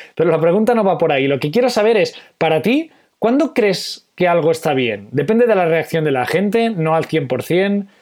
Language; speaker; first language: Spanish; non-native, local second language; Catalan